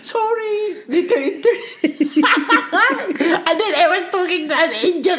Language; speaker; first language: English; non-native, local second language; Cebuano